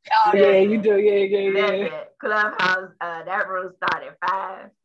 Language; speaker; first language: English; native; English